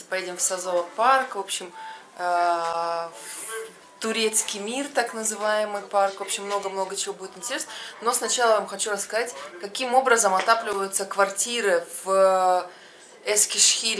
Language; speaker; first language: Russian; native; Russian